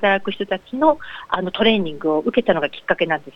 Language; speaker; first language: Japanese; native; Japanese